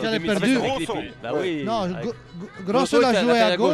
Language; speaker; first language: French; non-native, learner; Italian